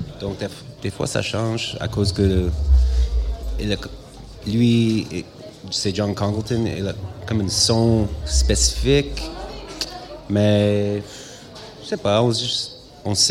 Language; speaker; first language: French; non-native, local second language; English